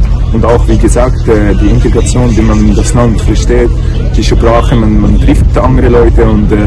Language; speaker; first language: German; non-native, fluent; Arabic